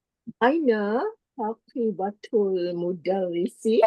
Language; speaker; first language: Arabic; non-native, learner; Malay